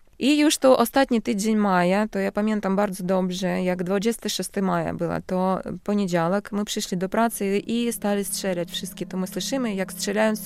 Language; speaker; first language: Polish; non-native, learner; Russian